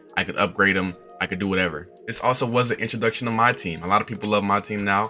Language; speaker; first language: English; native; English